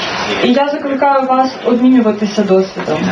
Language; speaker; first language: Ukrainian; native; Ukrainian